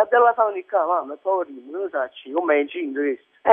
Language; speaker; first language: Italian; native; Italian